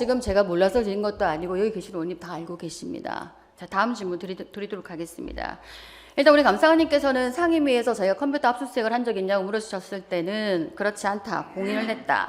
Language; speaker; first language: Korean; native; Korean